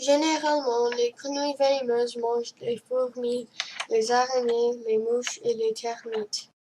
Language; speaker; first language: French; non-native, learner; English